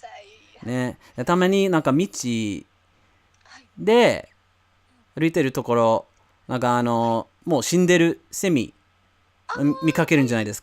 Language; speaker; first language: Japanese; non-native, fluent; English